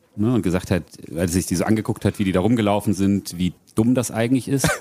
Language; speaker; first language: German; native; German